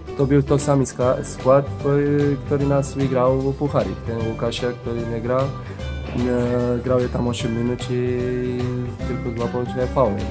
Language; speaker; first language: Polish; non-native, learner; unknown